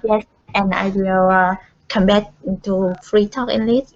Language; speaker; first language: English; non-native, learner; Vietnamese